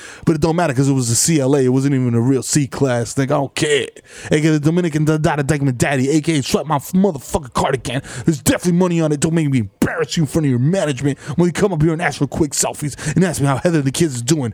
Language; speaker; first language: English; early bilingual, other home language; Spanish